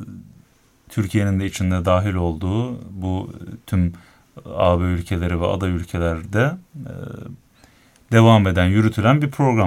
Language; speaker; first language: Turkish; native; Turkish